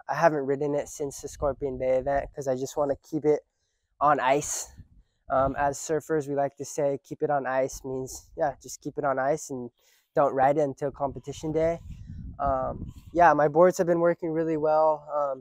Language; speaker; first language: English; early bilingual, other home language; Japanese